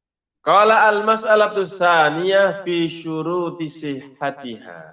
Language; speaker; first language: Arabic; non-native, fluent; Indonesian